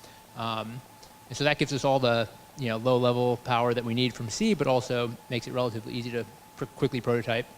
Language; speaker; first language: English; native; English